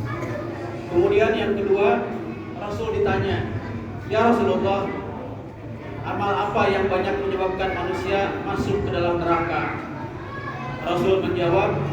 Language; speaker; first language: Indonesian; native; Indonesian